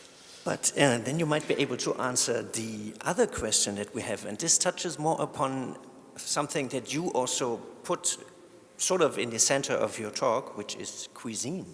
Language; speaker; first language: English; non-native, fluent; German